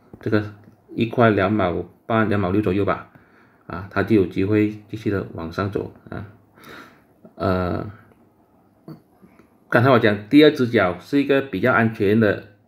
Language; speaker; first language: Chinese; native; Chinese